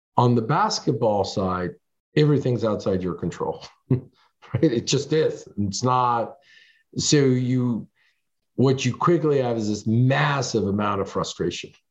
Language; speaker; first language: English; early bilingual, other home language; French